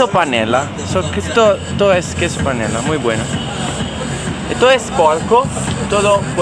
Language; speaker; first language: Spanish; non-native, learner; Italian